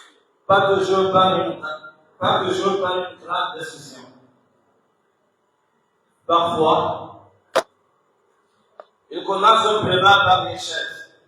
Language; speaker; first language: French; non-native, local second language; Comorian